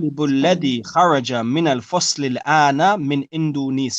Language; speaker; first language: Arabic; non-native, fluent; English